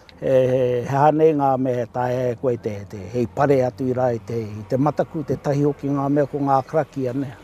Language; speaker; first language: Māori; native; Māori